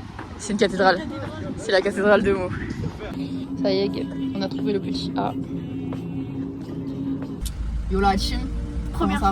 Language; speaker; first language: French; native; French